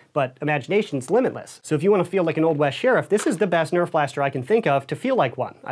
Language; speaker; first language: English; native; English